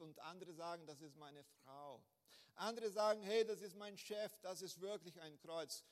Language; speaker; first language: German; non-native, fluent; Portuguese